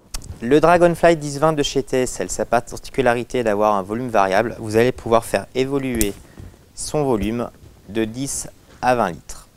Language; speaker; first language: French; native; French